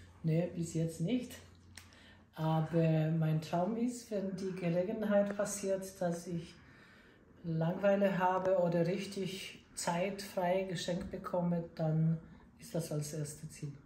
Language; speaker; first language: German; non-native, fluent; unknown